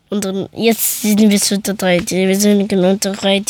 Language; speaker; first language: German; early bilingual, other home language; Persian